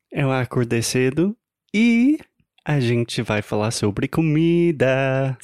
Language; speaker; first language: Portuguese; non-native, fluent; English